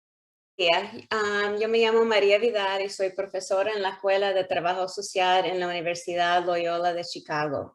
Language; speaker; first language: Spanish; early bilingual, heritage; Spanish